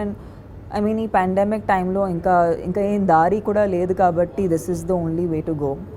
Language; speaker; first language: Telugu; non-native, fluent; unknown